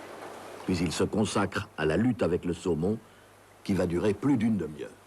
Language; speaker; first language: French; native; French